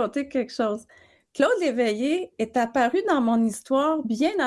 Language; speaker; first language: French; native; French